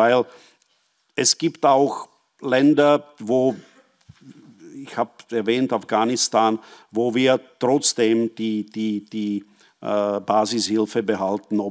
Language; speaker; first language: German; non-native, fluent; Czech